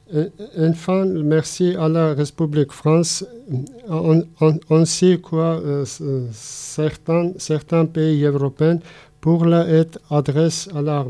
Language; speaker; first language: French; non-native, learner; Armenian